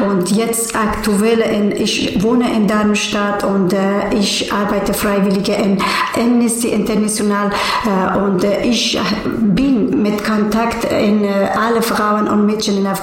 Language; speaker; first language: German; non-native, learner; Persian